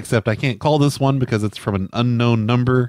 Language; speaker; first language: English; native; English